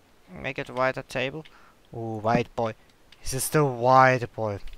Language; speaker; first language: English; non-native, learner; German